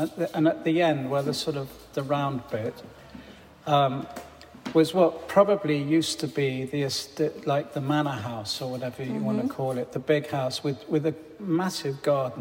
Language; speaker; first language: English; native; English